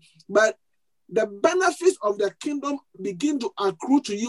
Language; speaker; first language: English; non-native, local second language; Akan